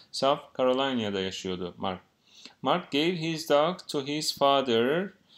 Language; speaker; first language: English; non-native, fluent; Turkish